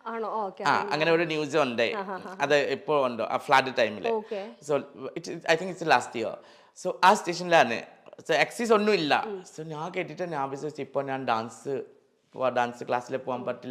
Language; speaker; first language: Malayalam; non-native, learner; Assamese